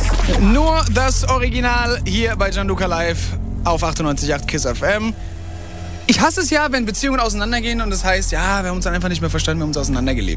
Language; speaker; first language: German; native; German